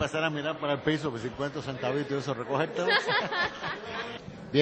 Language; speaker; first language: Spanish; native; Spanish